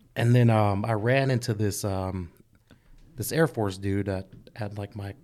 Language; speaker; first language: English; early bilingual, other home language; Spanish